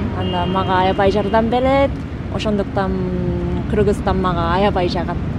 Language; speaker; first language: Kyrgyz; non-native, learner; Japanese